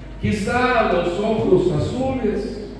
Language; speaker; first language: Spanish; non-native, fluent; Portuguese